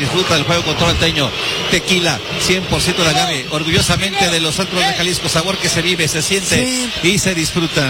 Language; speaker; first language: Spanish; native; Spanish